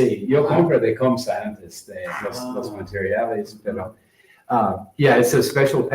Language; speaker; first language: Spanish; non-native, learner; English